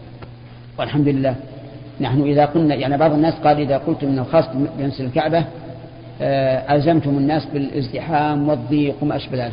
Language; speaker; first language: Arabic; native; Arabic